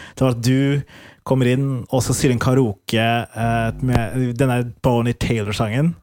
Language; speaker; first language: Norwegian; early bilingual, other home language; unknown